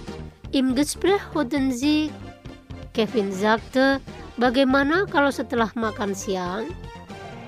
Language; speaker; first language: German; non-native, fluent; Indonesian